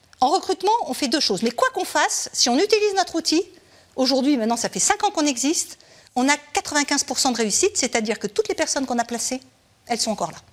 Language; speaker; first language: French; native; French